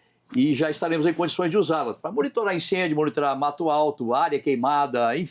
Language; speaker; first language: Portuguese; native; Portuguese